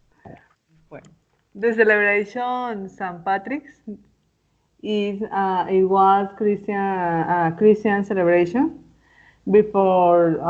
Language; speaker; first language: English; non-native, learner; Spanish